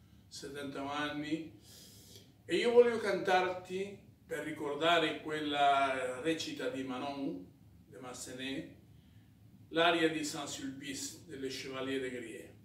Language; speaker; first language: Italian; non-native, fluent; Spanish